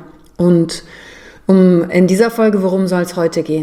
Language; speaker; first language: German; native; German